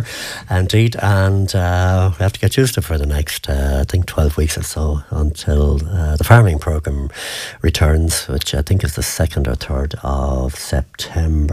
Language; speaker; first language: English; native; English